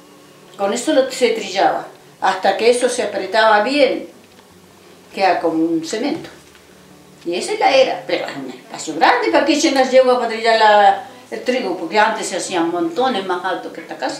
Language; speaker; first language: Spanish; native; Spanish